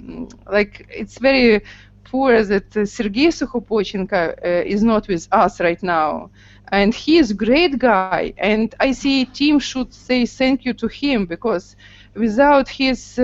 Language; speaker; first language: English; non-native, learner; Russian